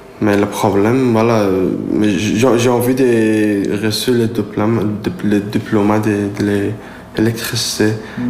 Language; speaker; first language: French; non-native, learner; Persian